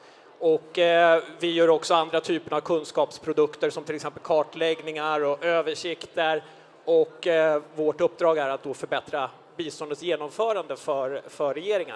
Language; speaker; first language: Swedish; native; Swedish